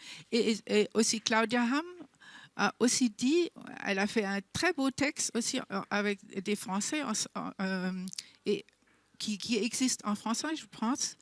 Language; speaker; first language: French; non-native, fluent; German